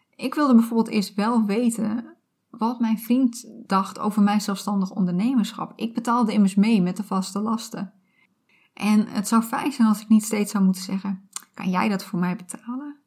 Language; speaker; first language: Dutch; native; Dutch